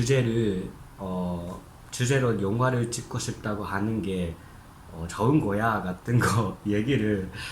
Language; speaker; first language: Korean; non-native, fluent; Japanese